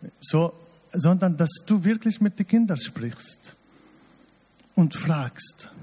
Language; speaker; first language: German; non-native, fluent; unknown